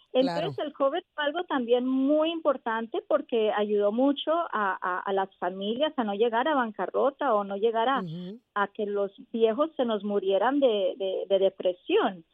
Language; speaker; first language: Spanish; native; Spanish